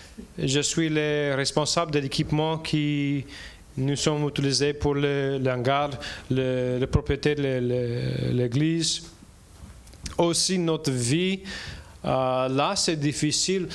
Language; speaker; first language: French; non-native, learner; English